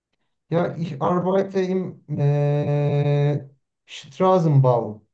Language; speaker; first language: German; non-native, learner; Turkish